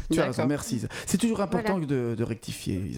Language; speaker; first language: French; native; French